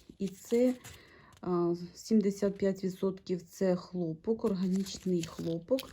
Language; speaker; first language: Ukrainian; non-native, local second language; Russian